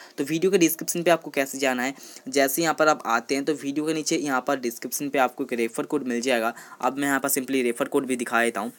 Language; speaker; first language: Hindi; non-native, local second language; Bangla